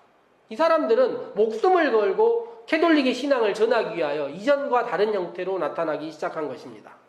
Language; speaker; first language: Korean; native; Korean